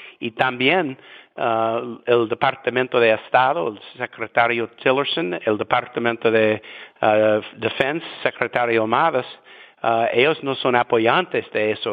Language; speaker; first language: Spanish; non-native, fluent; English